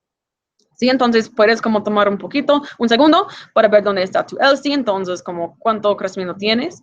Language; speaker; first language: Spanish; non-native, fluent; English